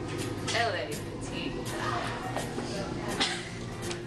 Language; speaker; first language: French; non-native, learner; English